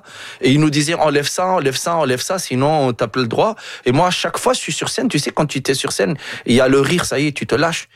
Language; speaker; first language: French; non-native, local second language; Arabic